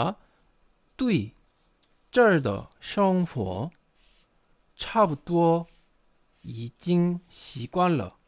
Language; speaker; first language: Chinese; non-native, fluent; Korean